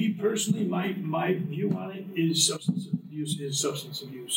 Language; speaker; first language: English; native; English